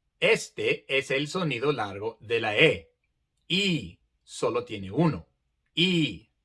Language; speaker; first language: Spanish; non-native, fluent; English